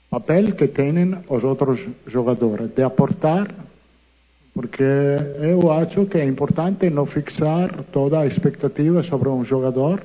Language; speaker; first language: Portuguese; non-native, learner; Italian